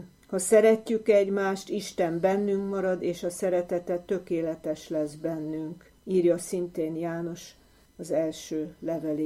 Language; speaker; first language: Hungarian; native; Hungarian